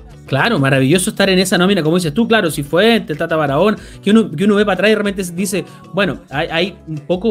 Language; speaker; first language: Spanish; native; Spanish